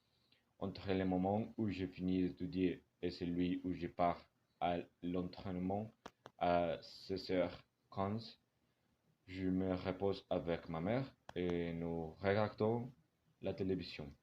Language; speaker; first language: French; non-native, learner; Spanish